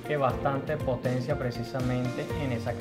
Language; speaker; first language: Spanish; native; Spanish